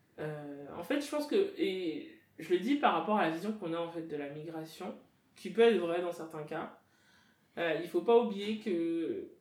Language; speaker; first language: French; native; French